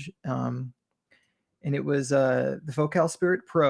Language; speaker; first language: English; native; English